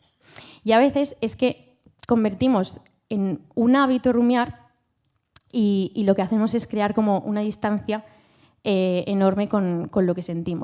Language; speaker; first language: Spanish; native; Spanish